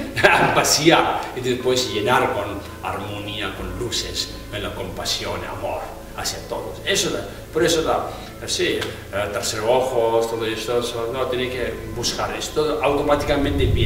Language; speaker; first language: Spanish; non-native, fluent; Tibetan